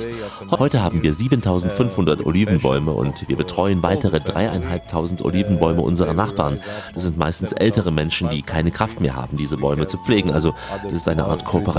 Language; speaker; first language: German; native; German